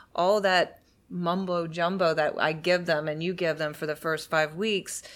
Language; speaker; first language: English; native; English